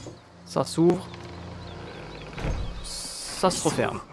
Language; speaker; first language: French; native; French